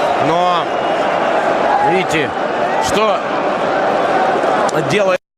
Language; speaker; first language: Russian; native; Russian